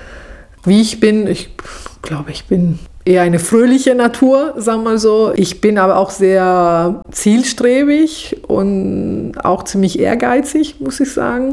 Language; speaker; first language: German; non-native, fluent; Italian